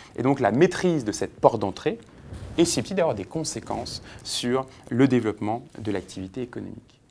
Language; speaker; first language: French; native; French